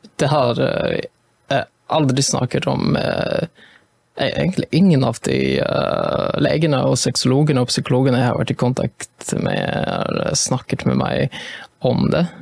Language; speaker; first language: Norwegian; non-native, fluent; Polish